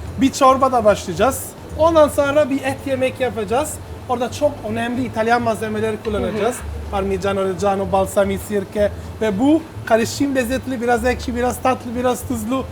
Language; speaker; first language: Turkish; non-native, learner; Italian